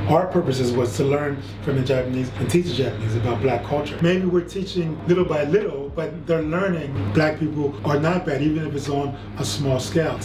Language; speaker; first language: English; native; English